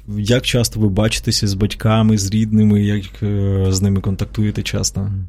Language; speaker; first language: Ukrainian; native; Ukrainian